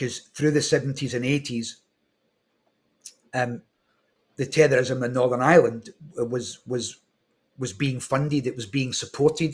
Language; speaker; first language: English; native; English